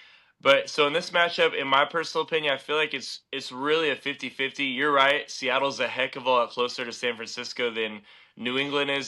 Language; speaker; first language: English; native; English